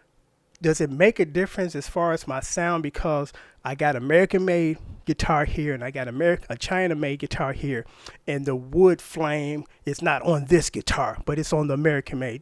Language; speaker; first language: English; native; English